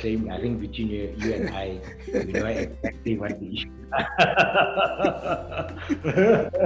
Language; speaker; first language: English; non-native, local second language; Tswana